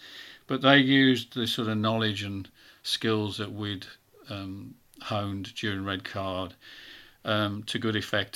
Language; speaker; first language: English; native; English